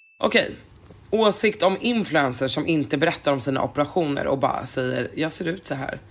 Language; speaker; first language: Swedish; native; Swedish